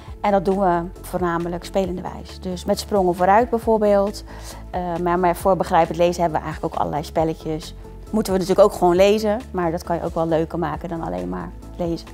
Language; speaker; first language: Dutch; native; Dutch